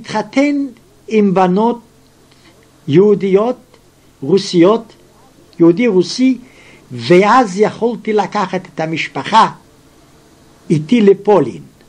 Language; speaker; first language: Hebrew; non-native, fluent; Yiddish